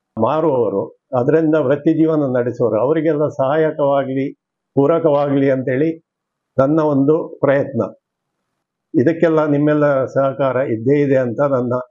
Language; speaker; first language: Kannada; non-native, local second language; Konkani